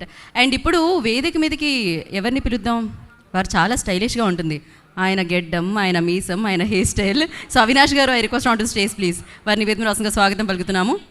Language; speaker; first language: Telugu; native; Telugu